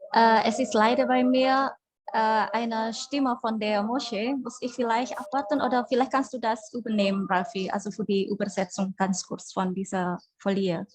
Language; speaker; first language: German; non-native, fluent; Indonesian